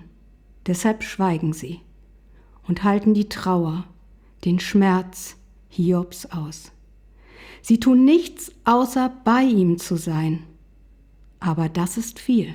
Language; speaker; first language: German; native; German